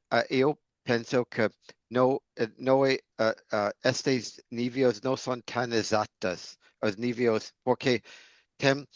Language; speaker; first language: Portuguese; non-native, fluent; English